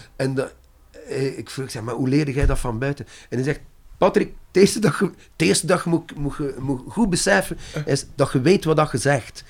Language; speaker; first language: Dutch; non-native, local second language; French